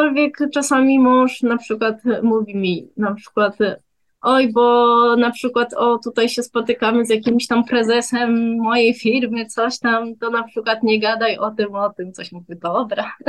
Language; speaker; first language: Polish; early bilingual, heritage; Polish